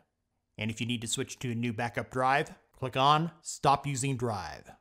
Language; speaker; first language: English; native; English